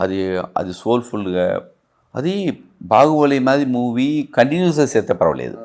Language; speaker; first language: Telugu; non-native, learner; Tamil